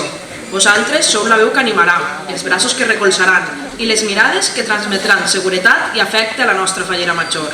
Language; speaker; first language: Catalan; native; Catalan